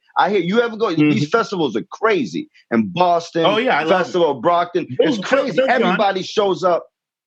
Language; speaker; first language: English; native; English